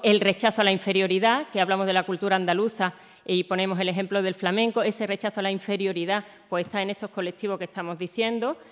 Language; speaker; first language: Spanish; native; Spanish